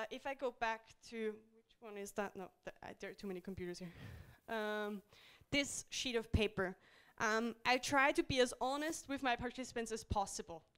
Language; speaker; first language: English; non-native, fluent; German